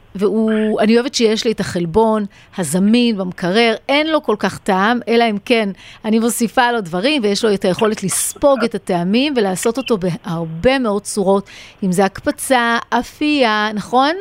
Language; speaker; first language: Hebrew; native; Hebrew